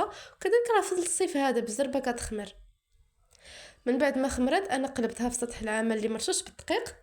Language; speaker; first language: Arabic; native; Arabic